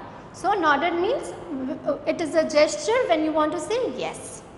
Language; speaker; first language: English; non-native, local second language; Hindi